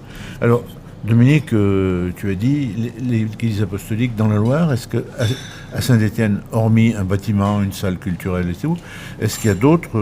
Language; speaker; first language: French; native; French